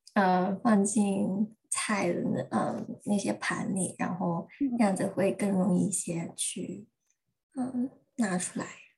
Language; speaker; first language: Chinese; early bilingual, heritage; Chinese